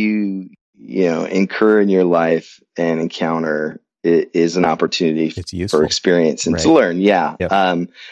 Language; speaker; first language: English; native; English